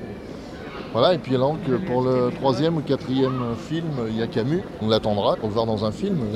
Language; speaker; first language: French; native; French